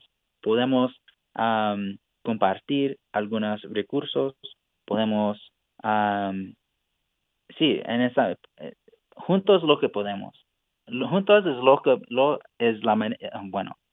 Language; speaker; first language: Spanish; non-native, fluent; English